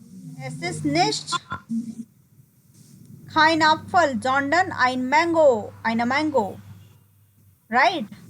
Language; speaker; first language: German; non-native, learner; Hindi